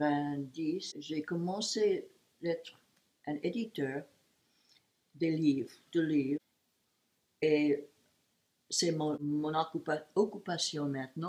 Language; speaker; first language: French; non-native, learner; English